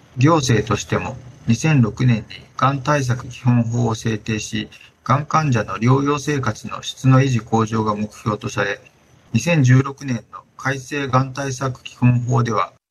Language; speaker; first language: Japanese; native; Japanese